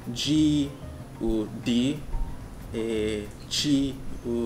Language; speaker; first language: Portuguese; non-native, learner; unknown